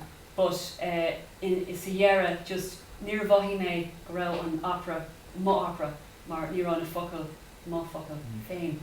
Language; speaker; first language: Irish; non-native, local second language; English